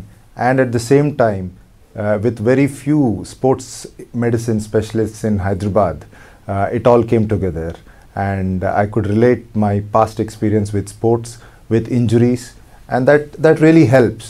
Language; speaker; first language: English; non-native, local second language; Telugu